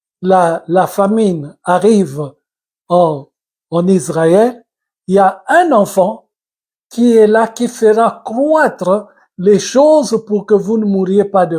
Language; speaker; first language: French; non-native, local second language; Lingala